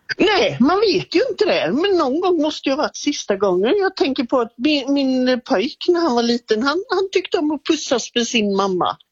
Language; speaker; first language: Swedish; native; Swedish